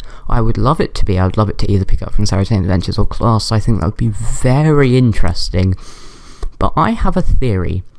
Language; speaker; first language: English; native; English